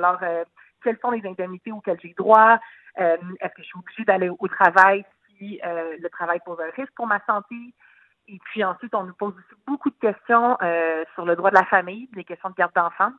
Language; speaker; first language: French; native; French